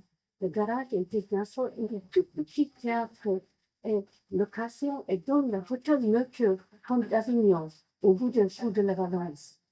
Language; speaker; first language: French; non-native, learner; English